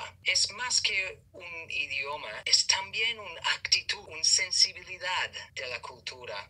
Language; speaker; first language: Spanish; non-native, fluent; English